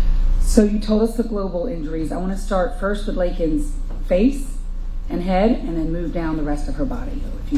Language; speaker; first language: English; native; English